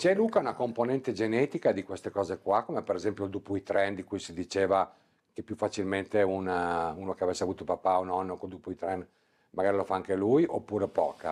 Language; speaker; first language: Italian; native; Italian